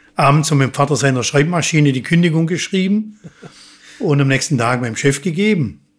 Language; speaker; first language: German; native; German